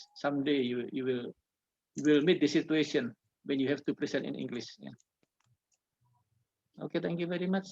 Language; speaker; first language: English; non-native, learner; Indonesian